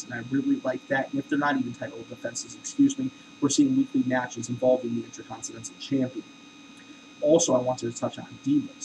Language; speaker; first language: English; native; English